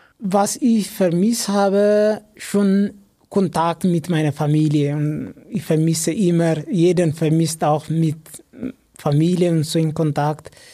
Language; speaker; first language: German; non-native, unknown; Amharic